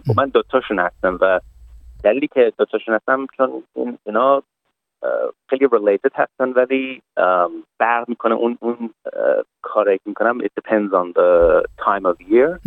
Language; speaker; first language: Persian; early bilingual, heritage; Persian